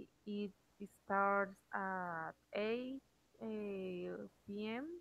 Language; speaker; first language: English; non-native, learner; Spanish